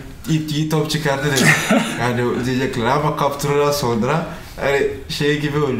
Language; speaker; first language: Turkish; non-native, fluent; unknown